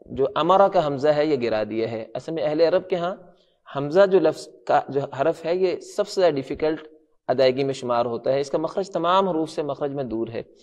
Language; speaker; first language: Urdu; non-native, local second language; Punjabi